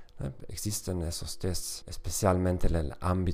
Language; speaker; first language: Spanish; non-native, fluent; German